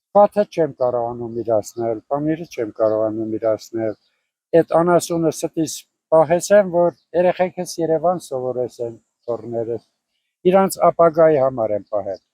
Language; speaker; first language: Armenian; native; Armenian